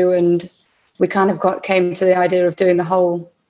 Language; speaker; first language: English; native; English